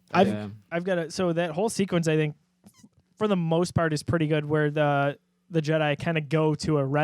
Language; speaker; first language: English; native; English